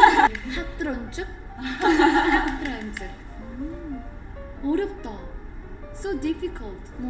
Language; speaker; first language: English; non-native, learner; Korean